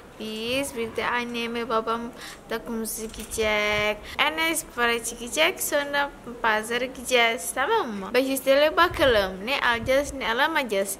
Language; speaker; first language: Turkish; non-native, learner; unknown